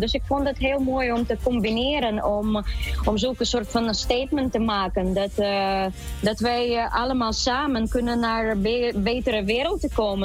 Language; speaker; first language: Dutch; non-native, fluent; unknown